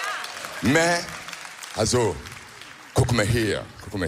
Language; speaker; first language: German; non-native, learner; French